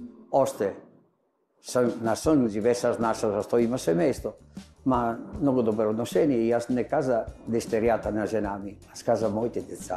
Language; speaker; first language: Bulgarian; non-native, learner; Italian